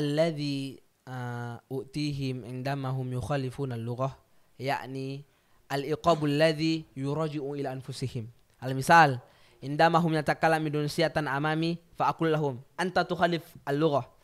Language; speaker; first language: Arabic; non-native, learner; Indonesian